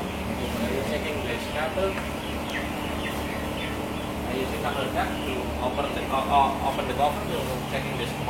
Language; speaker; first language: English; non-native, learner; Indonesian